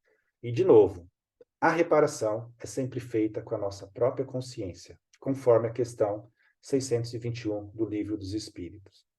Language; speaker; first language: Portuguese; native; Portuguese